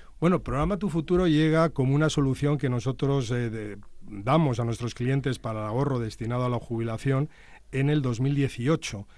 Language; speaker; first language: Spanish; native; Spanish